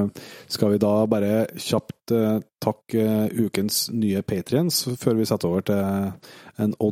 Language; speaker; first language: Norwegian; native; Norwegian